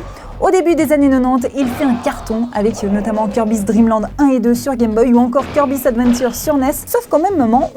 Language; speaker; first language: French; native; French